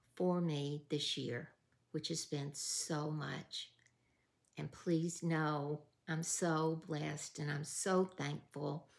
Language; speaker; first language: English; native; English